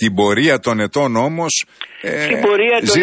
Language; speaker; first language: Greek; native; Greek